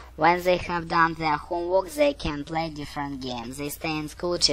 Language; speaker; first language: English; non-native, learner; Russian